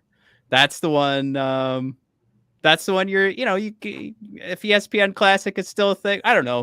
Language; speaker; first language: English; native; English